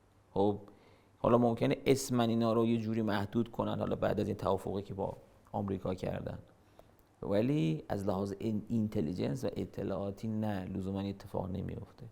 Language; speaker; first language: Persian; native; Persian